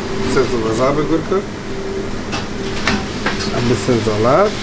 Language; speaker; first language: German; non-native, learner; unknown